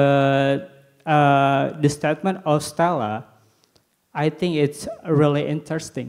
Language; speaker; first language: English; non-native, learner; Indonesian